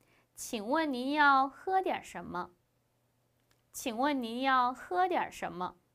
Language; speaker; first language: Chinese; non-native, fluent; Korean